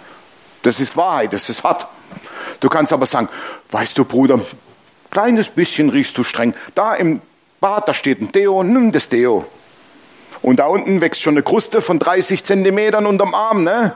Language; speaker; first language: German; native; German